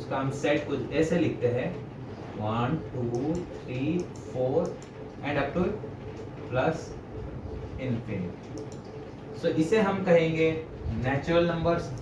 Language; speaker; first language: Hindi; non-native, local second language; Gujarati